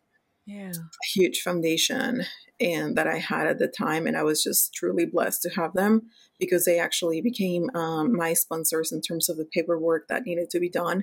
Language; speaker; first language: English; non-native, fluent; Spanish